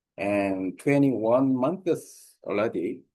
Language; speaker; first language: English; non-native, learner; Korean